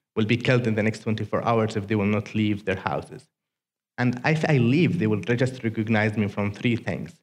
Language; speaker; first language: English; non-native, fluent; Arabic